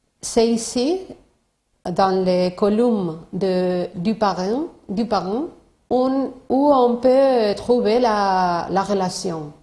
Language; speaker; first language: French; non-native, learner; Spanish